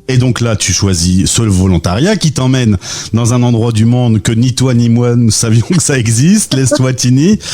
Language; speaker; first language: French; native; French